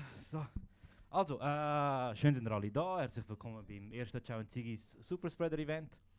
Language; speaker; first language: German; early bilingual, other home language; Croatian